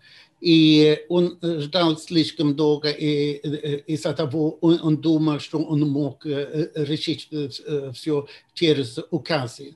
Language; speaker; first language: Russian; non-native, fluent; Swedish